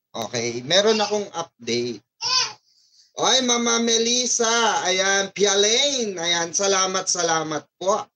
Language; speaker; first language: Filipino; native; Filipino